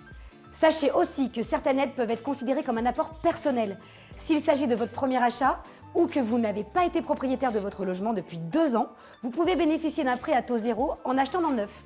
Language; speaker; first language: French; native; French